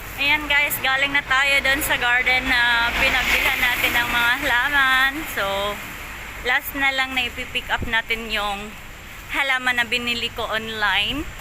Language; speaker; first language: Filipino; non-native, local second language; Waray